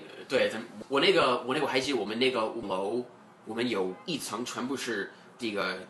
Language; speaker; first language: Chinese; non-native, fluent; English